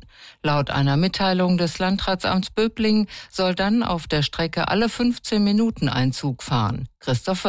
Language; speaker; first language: German; native; German